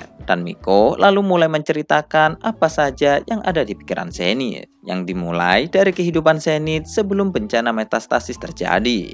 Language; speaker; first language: Indonesian; native; Indonesian